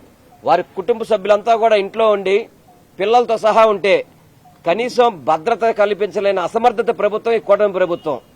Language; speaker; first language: Telugu; native; Telugu